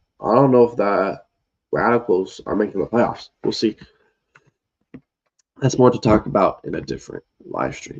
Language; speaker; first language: English; native; English